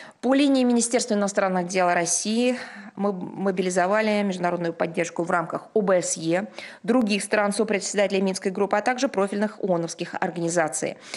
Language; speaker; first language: Russian; native; Russian